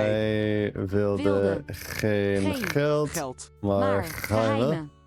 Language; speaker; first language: Dutch; non-native, learner; English